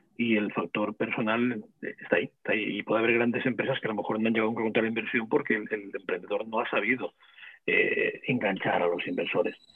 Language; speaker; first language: Spanish; native; Spanish